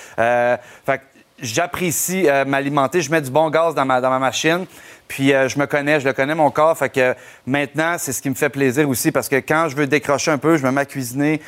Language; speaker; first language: French; native; French